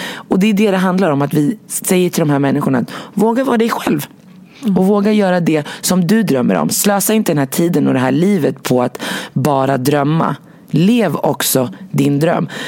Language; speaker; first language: Swedish; early bilingual, other home language; Arabic